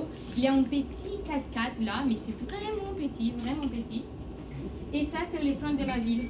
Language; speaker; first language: French; non-native, learner; Portuguese